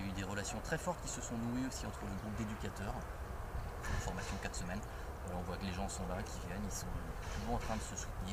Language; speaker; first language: French; native; French